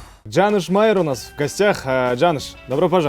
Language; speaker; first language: Russian; native; Russian